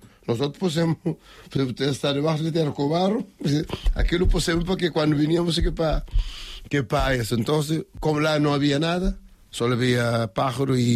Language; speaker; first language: Spanish; non-native, learner; Kabuverdianu